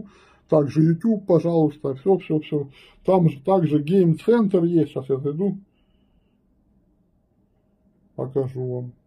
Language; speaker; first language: Russian; native; Russian